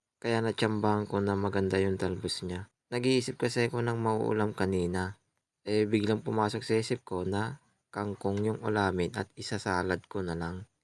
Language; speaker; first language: Filipino; non-native, local second language; Iloko